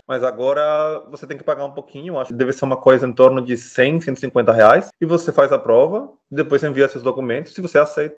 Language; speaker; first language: Portuguese; non-native, fluent; Spanish